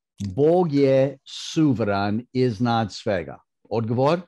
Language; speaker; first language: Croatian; early bilingual, heritage; Croatian